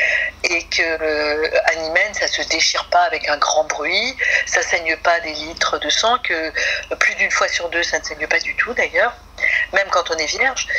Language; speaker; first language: French; native; French